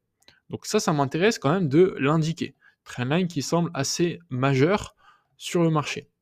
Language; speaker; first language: French; native; French